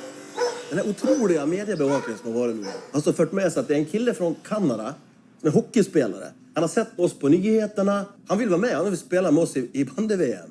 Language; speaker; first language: Swedish; native; Swedish